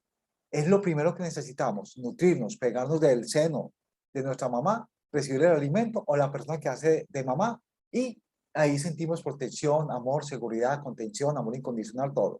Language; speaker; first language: Spanish; native; Spanish